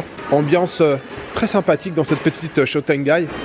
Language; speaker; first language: French; native; French